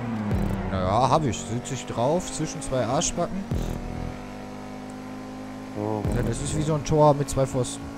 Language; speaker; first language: German; native; German